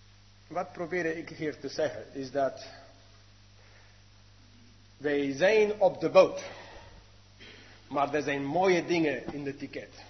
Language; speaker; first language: Dutch; non-native, fluent; English